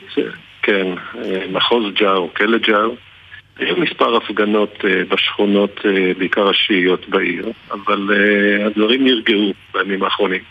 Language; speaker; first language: Hebrew; native; Hebrew